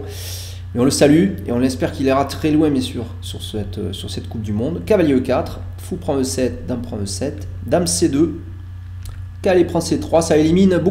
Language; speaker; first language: French; native; French